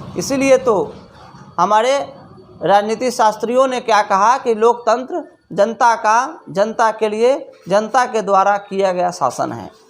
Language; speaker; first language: Hindi; native; Hindi